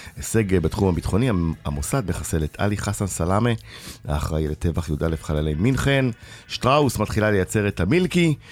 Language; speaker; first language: Hebrew; native; Hebrew